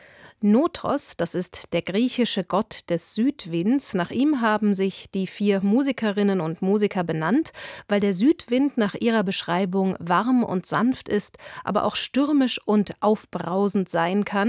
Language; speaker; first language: German; native; German